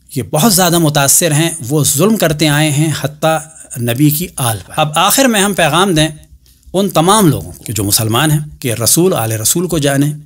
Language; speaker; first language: Urdu; native; Urdu